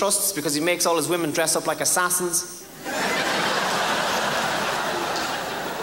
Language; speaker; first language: English; native; English